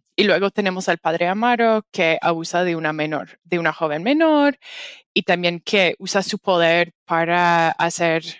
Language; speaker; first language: Spanish; non-native, fluent; English